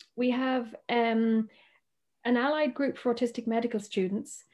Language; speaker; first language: English; native; English